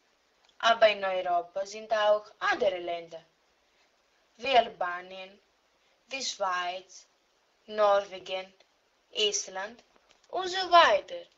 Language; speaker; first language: German; non-native, learner; Greek